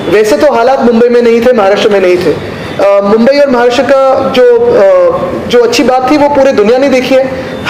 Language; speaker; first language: Hindi; non-native, local second language; Marathi